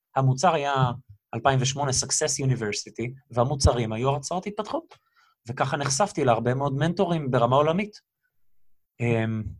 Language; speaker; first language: Hebrew; early bilingual, other home language; Russian